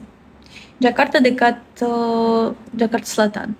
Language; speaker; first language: Indonesian; non-native, learner; Russian